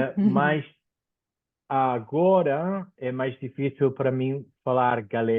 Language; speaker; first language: Portuguese; non-native, fluent; Spanish